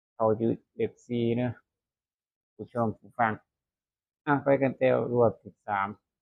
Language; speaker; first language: Thai; native; Thai